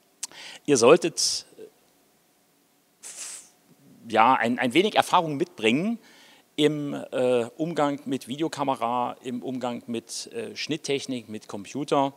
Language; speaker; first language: German; native; German